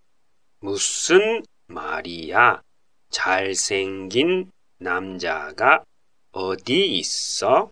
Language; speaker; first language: Korean; non-native, fluent; Japanese